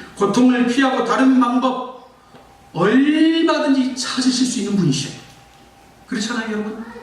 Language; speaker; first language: Korean; native; Korean